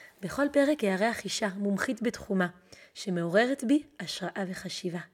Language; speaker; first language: Hebrew; early bilingual, other home language; French